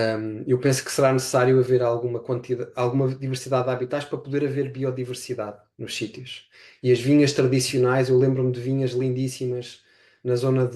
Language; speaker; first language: Portuguese; native; Portuguese